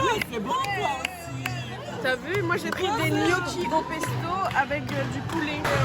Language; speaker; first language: French; native; French